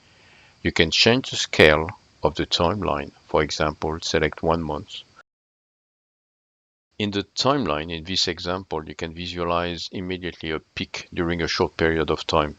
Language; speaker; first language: English; non-native, fluent; French